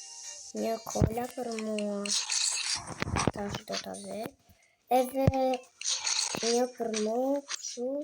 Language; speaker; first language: Albanian; early bilingual, heritage; Albanian